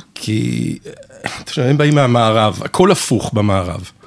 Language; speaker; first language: Hebrew; non-native, fluent; English